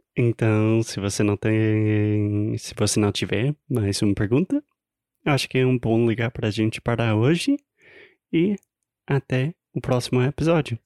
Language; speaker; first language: Portuguese; non-native, fluent; English